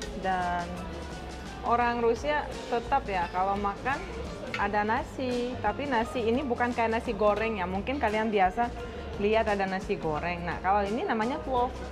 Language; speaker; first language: Indonesian; non-native, fluent; Russian